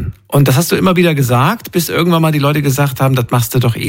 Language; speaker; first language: German; native; German